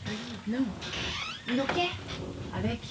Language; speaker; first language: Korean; non-native, fluent; French